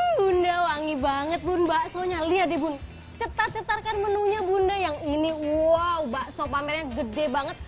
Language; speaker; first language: Indonesian; native; Indonesian